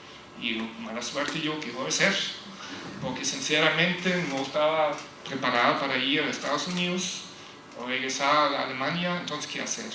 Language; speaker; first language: Spanish; non-native, fluent; German